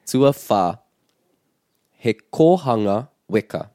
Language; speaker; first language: Māori; non-native, local second language; English